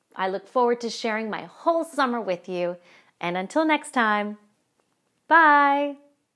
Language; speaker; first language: English; early bilingual, other home language; Spanish